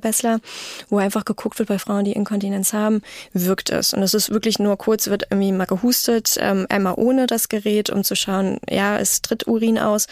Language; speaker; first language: German; native; German